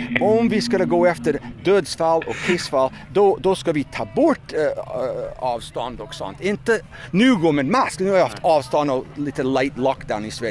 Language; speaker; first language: Swedish; non-native, fluent; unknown